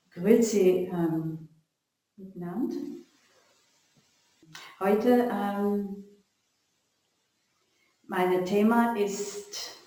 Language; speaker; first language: German; non-native, learner; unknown